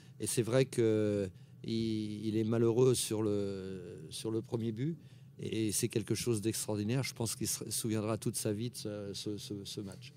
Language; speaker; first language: French; native; French